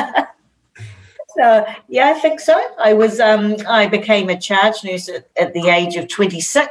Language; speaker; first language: English; native; English